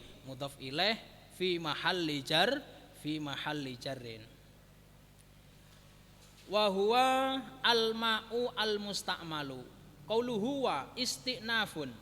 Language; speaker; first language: Arabic; non-native, fluent; Javanese